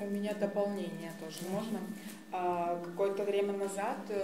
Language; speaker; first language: Russian; native; Russian